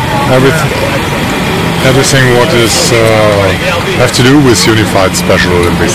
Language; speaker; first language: English; non-native, fluent; German